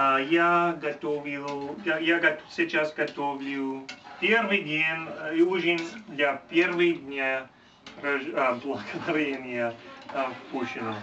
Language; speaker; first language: Russian; non-native, learner; English